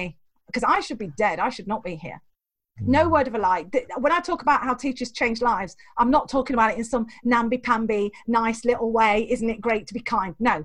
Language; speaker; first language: English; native; English